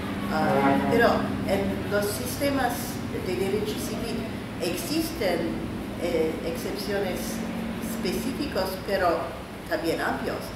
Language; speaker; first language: Spanish; non-native, learner; English